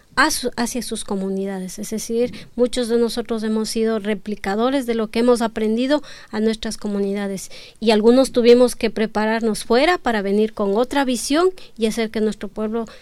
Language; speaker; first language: Spanish; non-native, local second language; Quechua